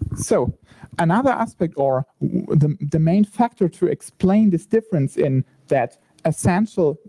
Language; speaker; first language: English; non-native, fluent; German